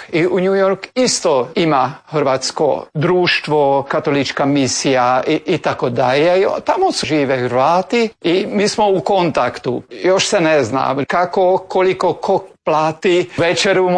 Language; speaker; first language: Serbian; early bilingual, heritage; Croatian